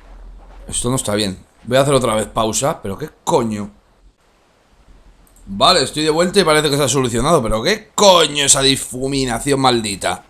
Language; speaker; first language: Spanish; native; Spanish